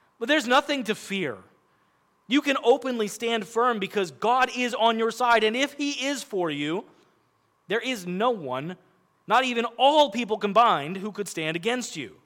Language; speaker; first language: English; native; English